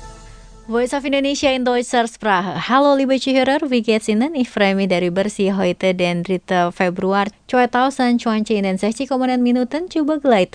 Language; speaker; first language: German; non-native, fluent; Indonesian